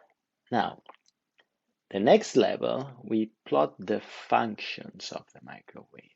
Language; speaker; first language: English; non-native, fluent; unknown